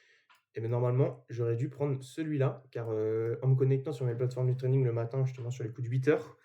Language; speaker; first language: French; native; French